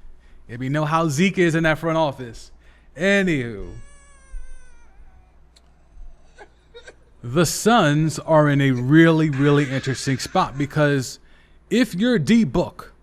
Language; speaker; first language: English; native; English